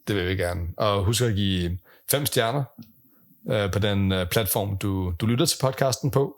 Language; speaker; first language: Danish; native; Danish